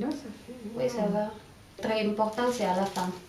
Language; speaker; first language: French; non-native, learner; Indonesian